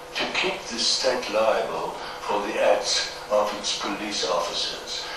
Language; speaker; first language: English; non-native, local second language; Afrikaans